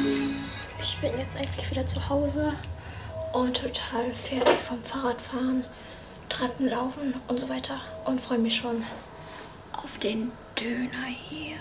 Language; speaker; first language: German; early bilingual, other home language; Vietnamese